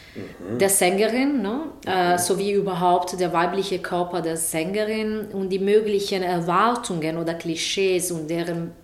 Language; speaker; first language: German; non-native, fluent; Italian